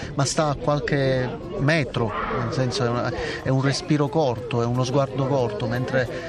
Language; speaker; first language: Italian; native; Italian